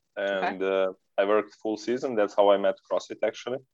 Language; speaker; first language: English; non-native, fluent; Serbian